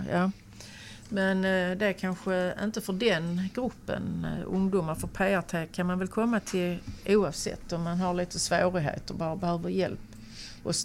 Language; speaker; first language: Swedish; native; Swedish